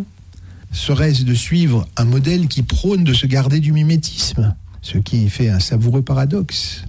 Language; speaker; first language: French; native; French